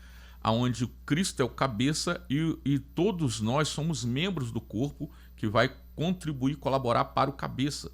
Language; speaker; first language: Portuguese; native; Portuguese